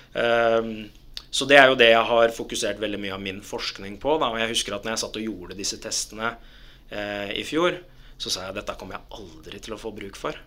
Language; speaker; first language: Norwegian; early bilingual, other home language; Arabic